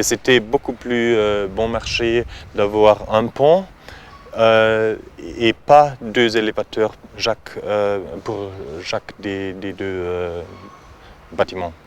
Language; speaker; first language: French; non-native, learner; German